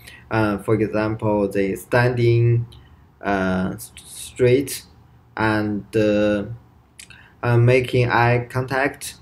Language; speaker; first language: English; non-native, learner; Chinese